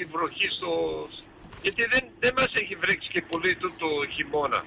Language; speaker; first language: Greek; early bilingual, heritage; Greek